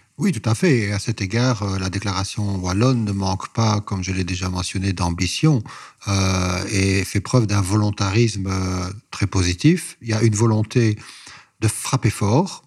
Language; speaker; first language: French; native; French